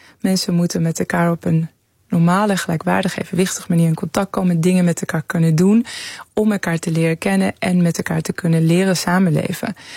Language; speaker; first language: Dutch; early bilingual, other home language; Persian